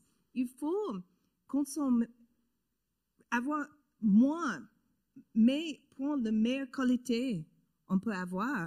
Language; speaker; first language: French; non-native, learner; English